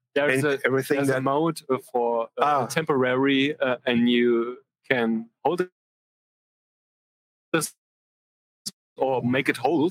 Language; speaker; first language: English; non-native, fluent; German